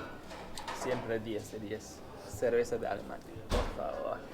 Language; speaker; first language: Spanish; non-native, learner; German